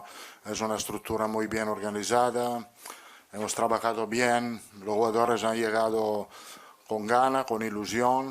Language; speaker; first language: Spanish; non-native, fluent; Italian